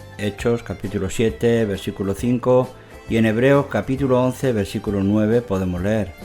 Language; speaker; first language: Spanish; native; Spanish